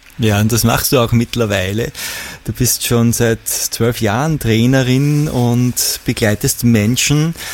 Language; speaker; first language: German; native; German